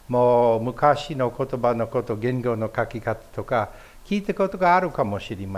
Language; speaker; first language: Japanese; non-native, fluent; English